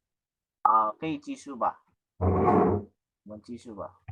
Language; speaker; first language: Chinese; non-native, fluent; Indonesian